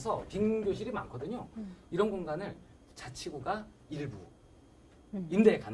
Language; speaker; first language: Korean; native; Korean